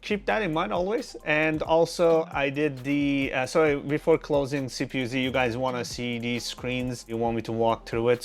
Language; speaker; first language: English; non-native, fluent; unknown